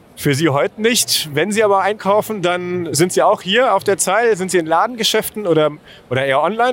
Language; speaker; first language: German; native; German